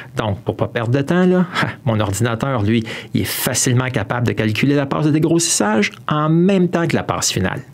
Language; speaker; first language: French; native; French